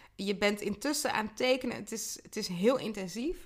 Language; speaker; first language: Dutch; native; Dutch